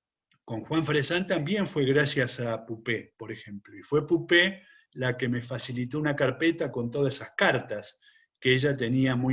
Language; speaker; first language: Spanish; native; Spanish